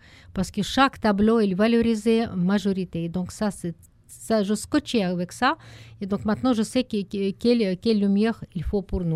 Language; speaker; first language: French; non-native, learner; Russian